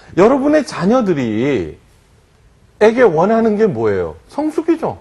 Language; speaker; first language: Korean; early bilingual, heritage; Korean